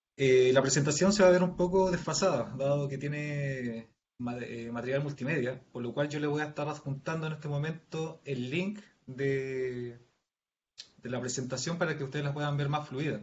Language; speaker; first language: Spanish; native; Spanish